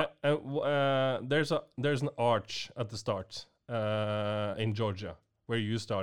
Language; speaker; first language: English; non-native, fluent; Norwegian